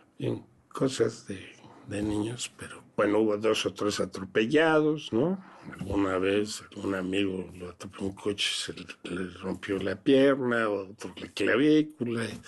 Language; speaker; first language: Spanish; early bilingual, other home language; French